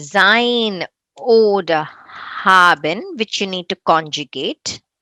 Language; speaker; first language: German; non-native, fluent; Tamil